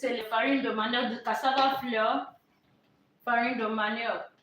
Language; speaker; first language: French; non-native, learner; English